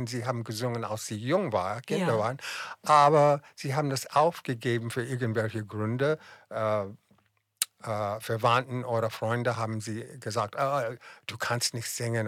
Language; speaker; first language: German; non-native, fluent; English